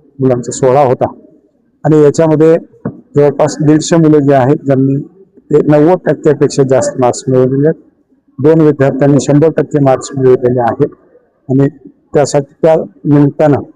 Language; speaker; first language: Marathi; native; Marathi